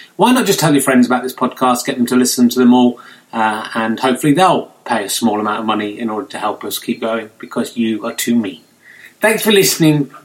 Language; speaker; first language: English; native; English